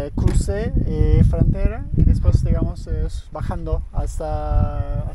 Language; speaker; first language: Spanish; non-native, learner; Turkish